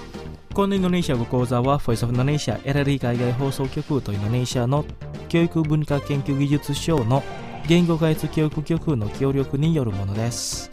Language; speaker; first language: Japanese; non-native, fluent; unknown